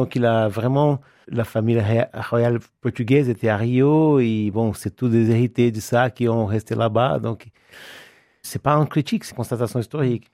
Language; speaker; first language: French; non-native, fluent; Portuguese